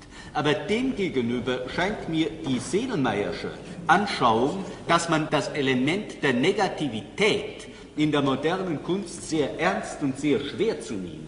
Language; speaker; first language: German; native; German